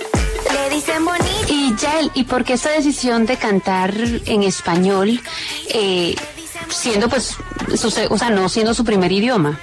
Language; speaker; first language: Spanish; native; Spanish